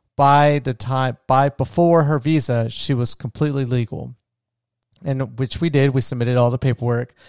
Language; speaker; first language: English; native; English